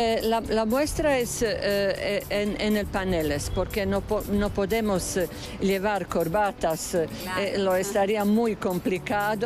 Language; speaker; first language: Spanish; non-native, fluent; Croatian